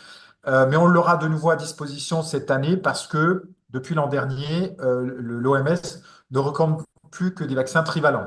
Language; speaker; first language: French; native; French